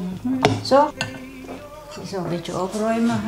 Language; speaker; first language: Dutch; non-native, learner; Indonesian